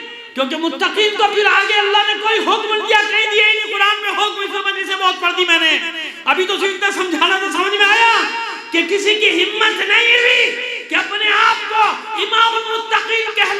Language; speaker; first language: Urdu; native; Urdu